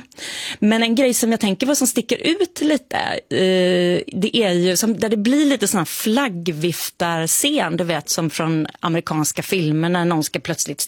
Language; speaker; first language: Swedish; native; Swedish